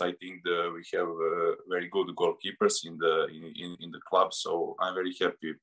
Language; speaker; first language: English; non-native, learner; Serbian